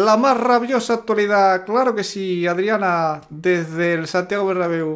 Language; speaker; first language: Spanish; native; Spanish